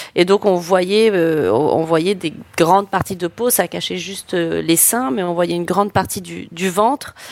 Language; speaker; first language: French; native; French